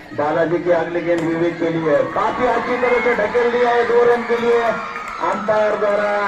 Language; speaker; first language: Hindi; non-native, local second language; Marathi